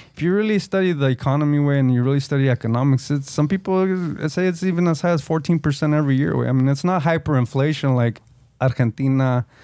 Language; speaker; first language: English; early bilingual, other home language; Spanish